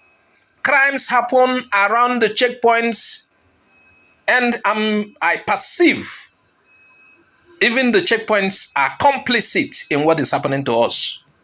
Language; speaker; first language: English; non-native, local second language; Igbo